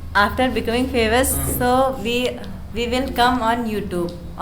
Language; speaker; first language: English; non-native, learner; Hindi